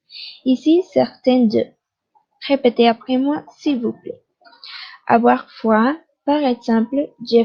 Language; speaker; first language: French; non-native, fluent; Spanish